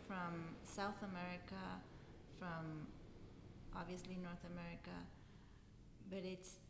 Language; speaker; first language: English; non-native, fluent; Spanish